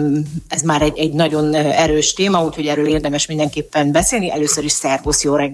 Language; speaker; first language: Hungarian; native; Hungarian